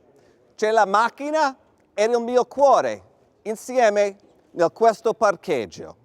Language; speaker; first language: Italian; non-native, fluent; English